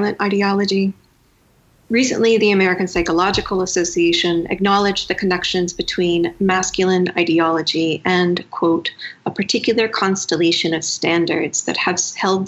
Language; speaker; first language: English; native; English